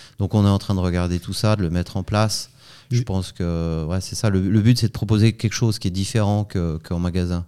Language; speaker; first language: French; native; French